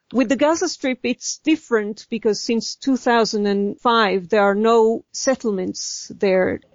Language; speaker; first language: English; non-native, fluent; Hebrew